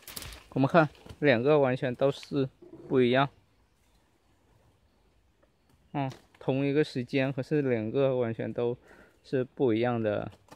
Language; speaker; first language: Chinese; early bilingual, heritage; Chinese